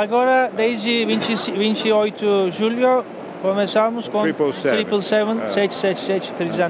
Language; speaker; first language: Portuguese; non-native, learner; Turkish